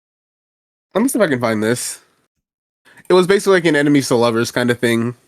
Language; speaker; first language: English; native; English